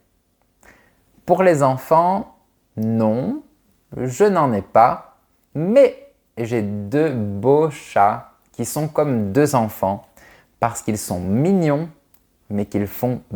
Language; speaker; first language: French; native; French